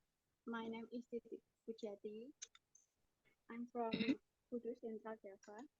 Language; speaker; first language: English; non-native, learner; Indonesian